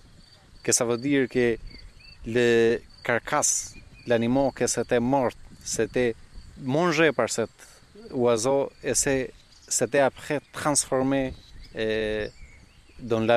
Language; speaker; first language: French; non-native, fluent; Albanian